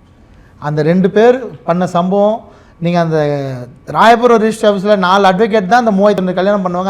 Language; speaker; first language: Tamil; native; Tamil